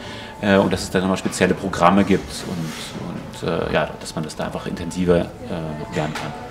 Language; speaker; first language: German; native; German